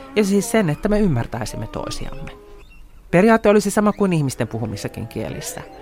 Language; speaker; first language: Finnish; native; Finnish